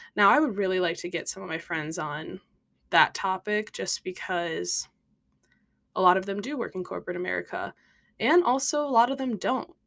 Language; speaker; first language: English; native; English